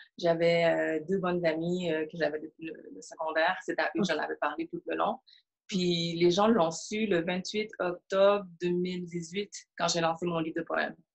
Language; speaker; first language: French; early bilingual, other home language; Haitian Creole